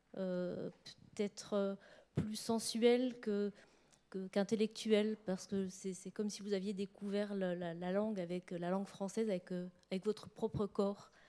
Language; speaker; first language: French; native; French